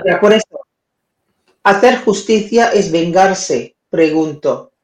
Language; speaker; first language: Spanish; non-native, fluent; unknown